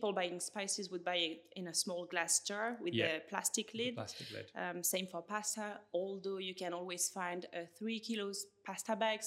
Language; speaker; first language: English; non-native, fluent; French